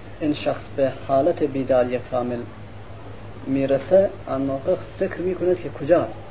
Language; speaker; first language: Persian; non-native, local second language; Central Kurdish